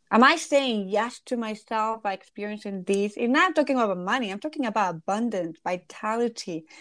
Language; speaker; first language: English; non-native, fluent; Spanish